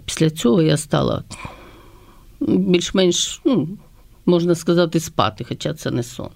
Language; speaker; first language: Ukrainian; native; Ukrainian